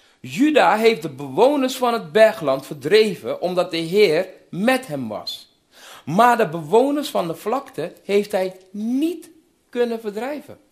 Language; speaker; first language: Dutch; non-native, fluent; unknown